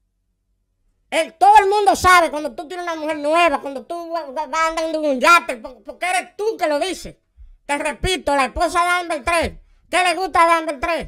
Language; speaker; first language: Spanish; native; Spanish